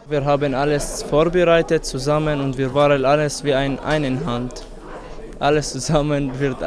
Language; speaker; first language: German; non-native, learner; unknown